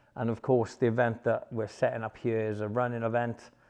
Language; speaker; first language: English; native; English